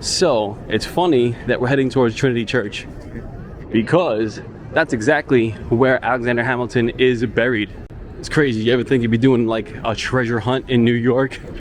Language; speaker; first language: English; native; English